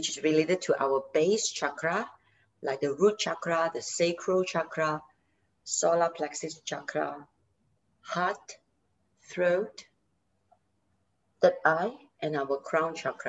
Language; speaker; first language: English; non-native, local second language; Chinese